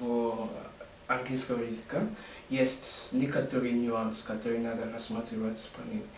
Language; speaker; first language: Russian; non-native, learner; English